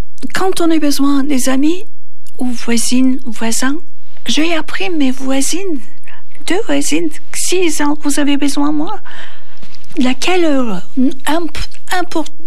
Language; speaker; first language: French; non-native, fluent; Turkish